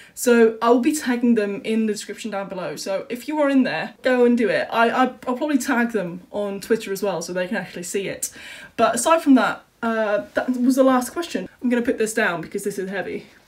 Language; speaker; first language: English; non-native, fluent; Dutch